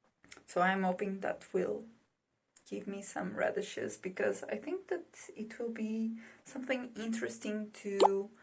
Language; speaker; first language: English; non-native, fluent; Portuguese